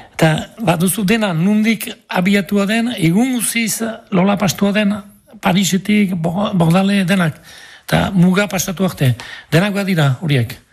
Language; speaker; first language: Basque; native; Basque